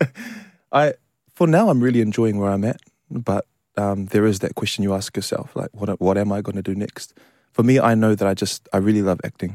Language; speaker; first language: English; native; English